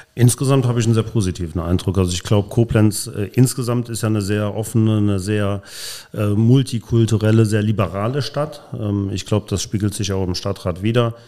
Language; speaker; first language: German; native; German